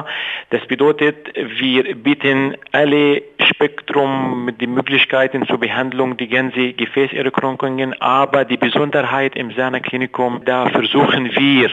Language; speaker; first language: German; non-native, fluent; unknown